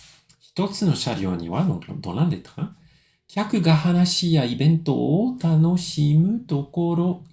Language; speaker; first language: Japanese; non-native, fluent; French